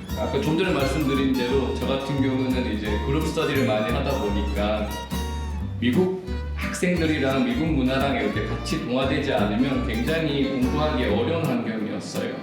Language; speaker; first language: Korean; native; Korean